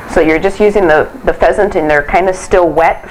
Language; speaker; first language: English; native; English